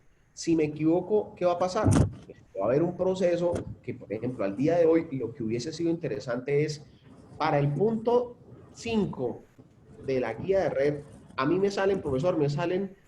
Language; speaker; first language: Spanish; native; Spanish